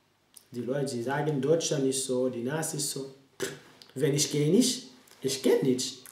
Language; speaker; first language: German; non-native, learner; French